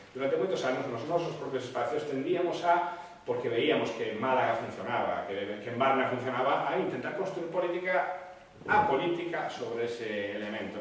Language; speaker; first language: Spanish; native; Spanish